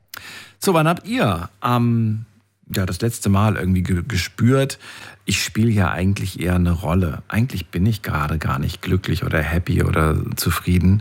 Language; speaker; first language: German; native; German